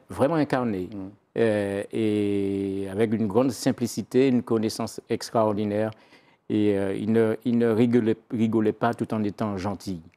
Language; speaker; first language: French; native; French